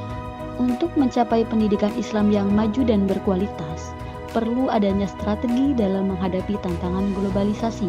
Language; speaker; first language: Indonesian; native; Indonesian